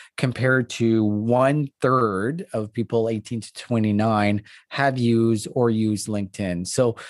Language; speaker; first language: English; non-native, fluent; French